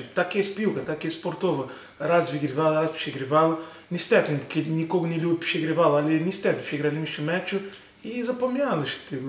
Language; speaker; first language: Polish; non-native, learner; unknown